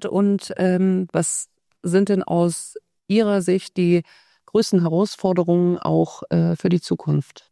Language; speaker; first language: German; native; German